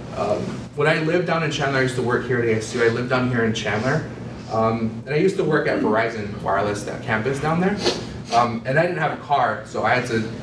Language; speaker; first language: English; native; English